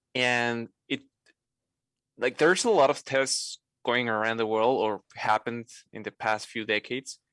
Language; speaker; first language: English; non-native, fluent; Spanish